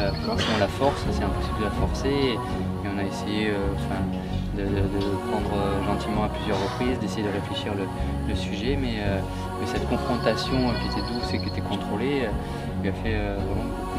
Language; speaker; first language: French; native; French